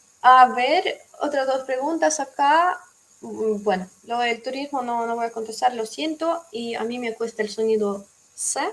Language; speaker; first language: Spanish; non-native, fluent; Russian